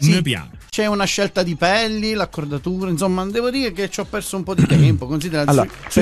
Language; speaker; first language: Italian; native; Italian